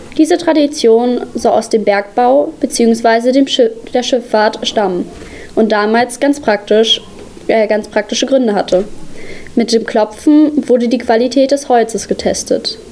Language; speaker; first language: German; early bilingual, other home language; Arabic